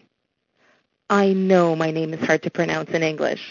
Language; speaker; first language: English; non-native, local second language; French